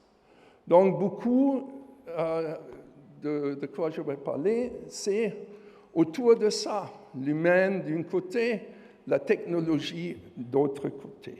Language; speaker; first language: French; non-native, fluent; German